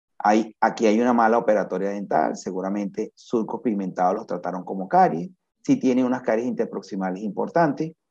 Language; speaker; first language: Spanish; native; Spanish